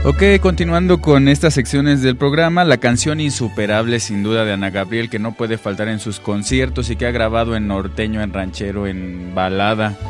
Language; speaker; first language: Spanish; native; Spanish